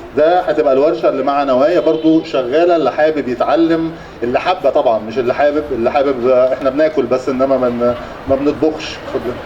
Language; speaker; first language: Egyptian Arabic; native; Egyptian Arabic